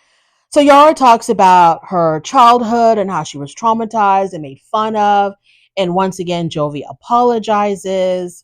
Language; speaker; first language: English; native; English